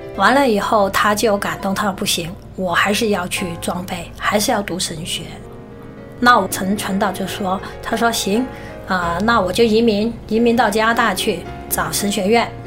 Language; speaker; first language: Chinese; non-native, local second language; Cantonese